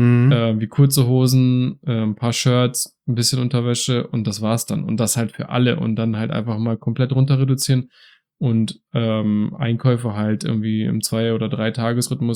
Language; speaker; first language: German; native; German